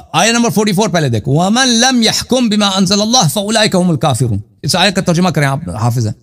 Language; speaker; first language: Urdu; non-native, local second language; Punjabi